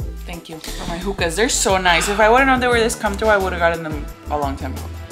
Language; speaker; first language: English; early bilingual, other home language; Spanish